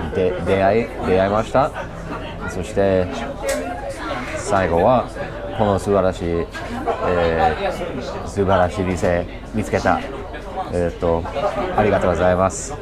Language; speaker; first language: Japanese; non-native, learner; English